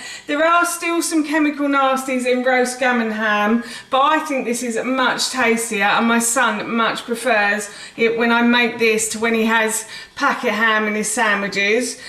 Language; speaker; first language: English; native; English